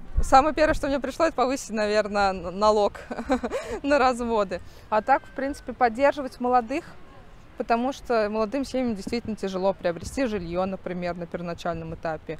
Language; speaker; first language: Russian; native; Russian